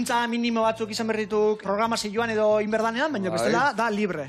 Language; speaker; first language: Basque; native; Basque